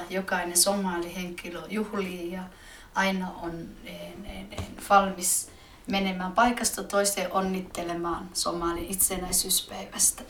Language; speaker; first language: Finnish; early bilingual, other home language; Somali